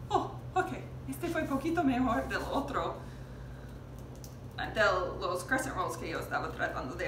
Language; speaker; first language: Spanish; non-native, learner; English